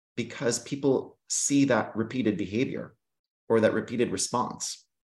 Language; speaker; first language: English; early bilingual, other home language; Greek